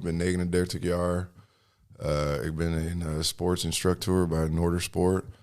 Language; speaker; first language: Dutch; non-native, fluent; English